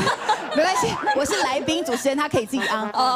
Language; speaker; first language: Chinese; native; Chinese